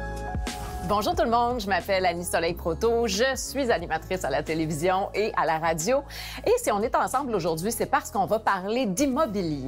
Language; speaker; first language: French; native; French